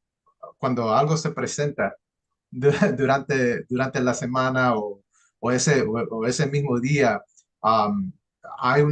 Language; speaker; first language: Spanish; early bilingual, heritage; English